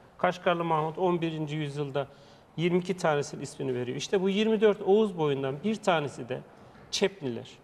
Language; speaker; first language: Turkish; native; Turkish